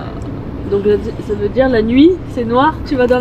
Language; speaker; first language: French; native; French